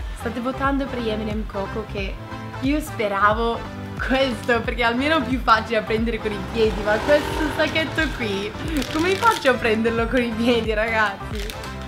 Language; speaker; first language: Italian; early bilingual, heritage; English